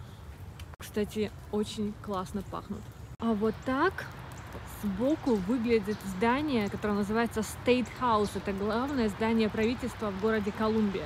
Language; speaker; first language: Russian; native; Russian